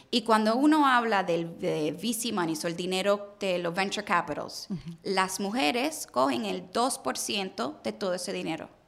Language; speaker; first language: Spanish; early bilingual, heritage; Spanish